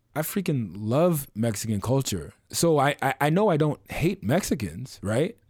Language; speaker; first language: English; native; English